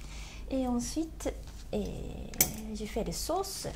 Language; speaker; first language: French; non-native, learner; Japanese